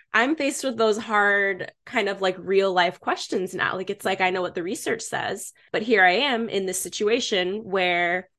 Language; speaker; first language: English; native; English